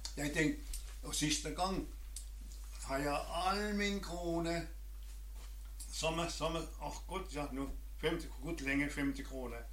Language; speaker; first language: Norwegian; non-native, learner; German